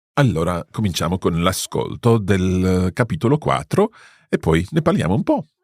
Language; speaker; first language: Italian; non-native, fluent; English